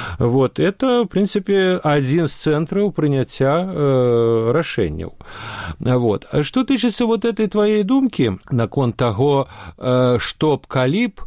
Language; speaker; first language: Belarusian; non-native, local second language; Russian